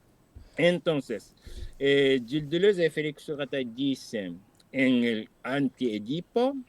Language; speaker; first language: Spanish; non-native, fluent; Japanese